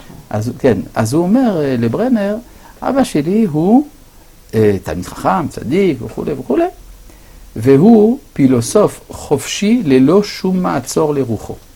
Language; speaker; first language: Hebrew; non-native, fluent; French